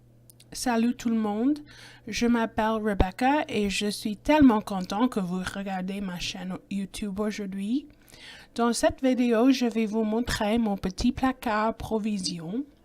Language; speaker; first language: French; non-native, fluent; English